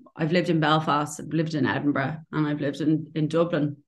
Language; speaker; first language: English; native; English